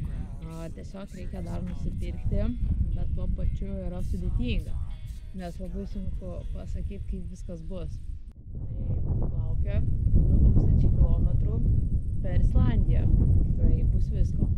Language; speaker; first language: Lithuanian; native; Lithuanian